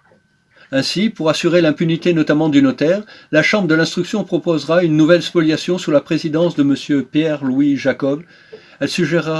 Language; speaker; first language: French; native; French